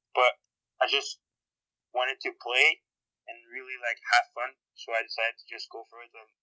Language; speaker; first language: English; native; English